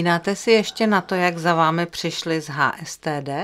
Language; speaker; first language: Czech; native; Czech